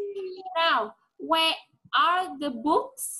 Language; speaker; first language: English; non-native, fluent; Vietnamese